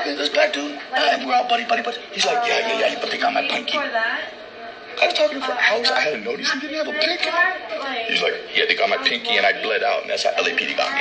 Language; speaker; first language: English; native; English